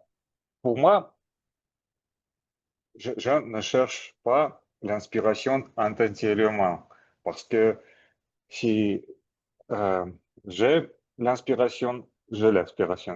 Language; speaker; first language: French; non-native, learner; Armenian